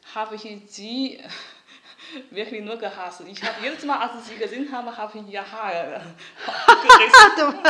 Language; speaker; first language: German; non-native, fluent; Chinese